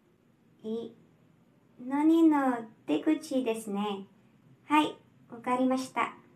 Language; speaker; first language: Japanese; non-native, learner; Filipino